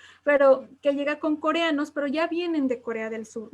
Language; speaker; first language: Spanish; native; Spanish